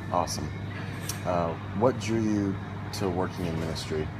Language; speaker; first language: English; native; English